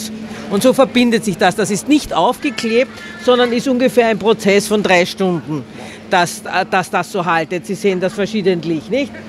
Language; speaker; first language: German; native; German